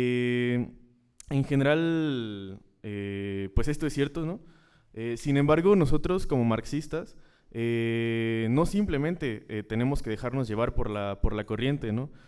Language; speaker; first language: Spanish; native; Spanish